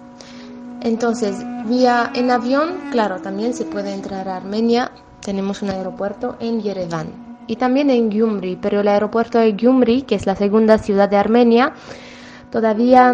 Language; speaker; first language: Spanish; non-native, fluent; Armenian